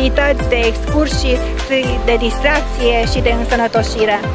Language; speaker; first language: Romanian; non-native, fluent; Hungarian